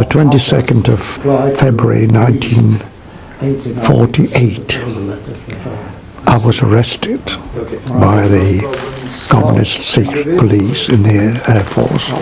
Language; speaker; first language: English; non-native, fluent; Czech